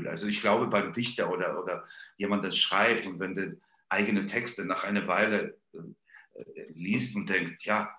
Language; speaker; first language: German; non-native, fluent; Georgian